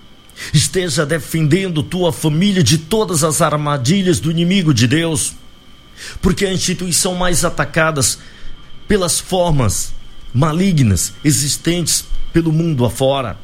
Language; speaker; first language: Portuguese; native; Portuguese